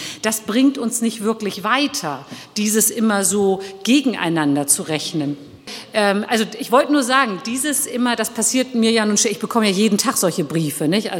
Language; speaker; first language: German; early bilingual, other home language; Turkish